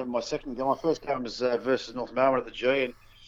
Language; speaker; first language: English; native; English